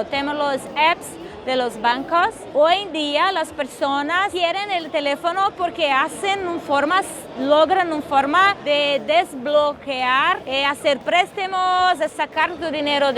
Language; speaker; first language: Spanish; non-native, fluent; Portuguese